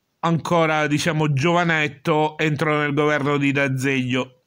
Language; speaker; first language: Italian; native; Italian